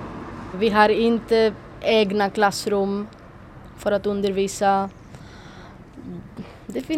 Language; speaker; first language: Swedish; non-native, learner; Greek